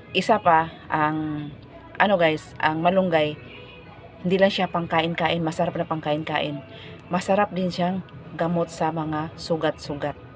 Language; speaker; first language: Filipino; non-native, local second language; Cebuano